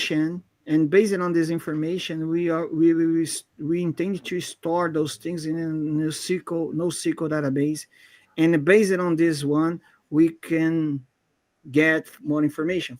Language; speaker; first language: English; non-native, fluent; Portuguese